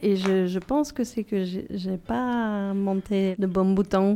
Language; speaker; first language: French; native; French